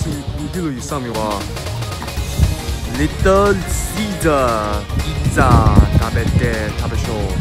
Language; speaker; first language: Japanese; non-native, learner; English